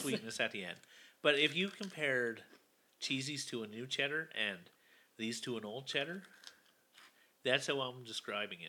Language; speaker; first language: English; native; English